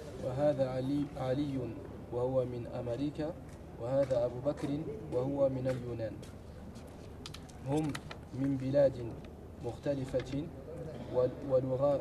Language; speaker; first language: Arabic; non-native, learner; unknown